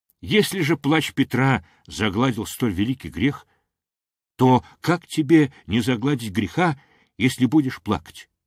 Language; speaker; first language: Russian; non-native, local second language; Armenian